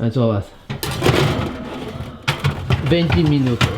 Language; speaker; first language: Spanish; non-native, learner; English